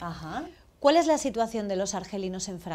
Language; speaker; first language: Spanish; native; Spanish